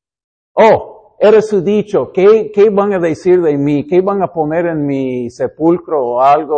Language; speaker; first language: Spanish; non-native, fluent; English